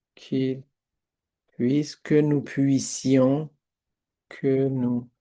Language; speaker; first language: French; non-native, fluent; Persian